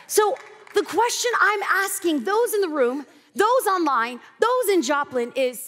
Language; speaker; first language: English; native; English